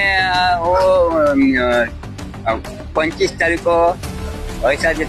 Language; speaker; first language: Hindi; non-native, local second language; Konkani